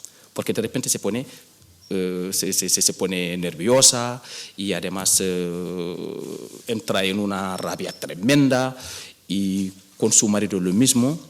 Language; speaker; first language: Spanish; non-native, fluent; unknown